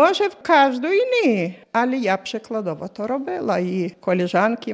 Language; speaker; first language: Ukrainian; native; Ukrainian